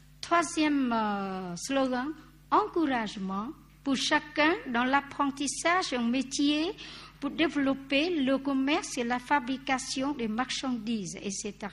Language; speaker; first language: French; non-native, fluent; Vietnamese